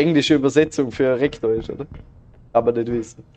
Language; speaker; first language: German; native; German